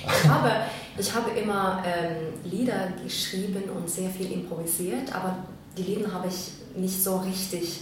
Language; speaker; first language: German; non-native, fluent; Norwegian